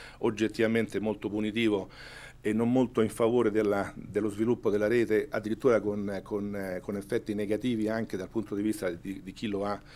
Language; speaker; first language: Italian; native; Italian